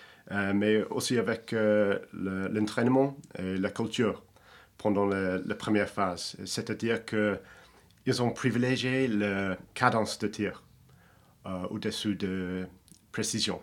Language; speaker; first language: French; non-native, fluent; English